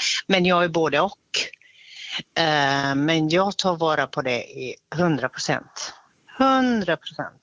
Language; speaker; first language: Swedish; native; Swedish